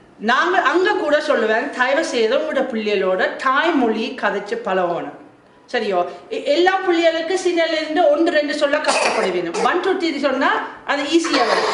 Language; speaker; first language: Tamil; non-native, fluent; German